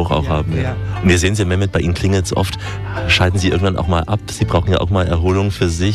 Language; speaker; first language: German; native; German